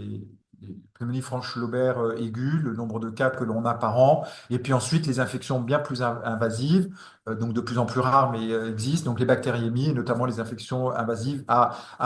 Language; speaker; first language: French; native; French